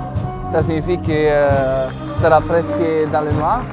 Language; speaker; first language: French; non-native, learner; Italian